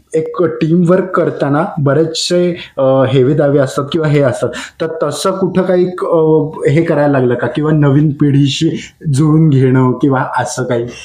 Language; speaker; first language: Marathi; native; Marathi